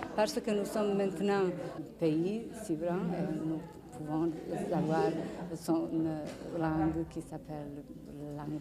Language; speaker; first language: French; non-native, learner; Bosnian